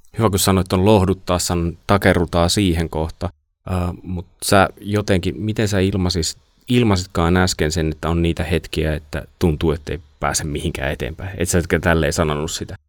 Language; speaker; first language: Finnish; native; Finnish